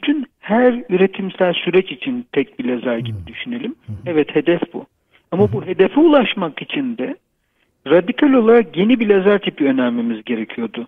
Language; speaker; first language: Turkish; native; Turkish